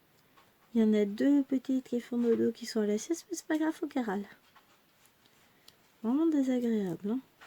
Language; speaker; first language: French; native; French